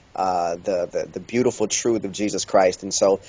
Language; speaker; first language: English; native; English